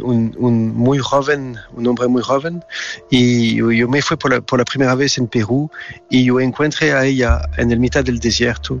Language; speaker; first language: Spanish; non-native, learner; French